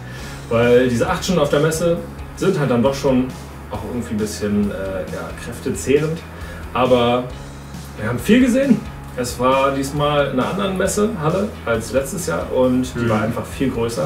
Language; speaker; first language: German; native; German